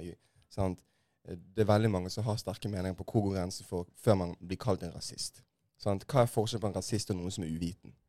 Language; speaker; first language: Norwegian; native; Norwegian